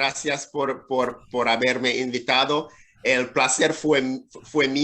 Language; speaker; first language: Spanish; non-native, fluent; English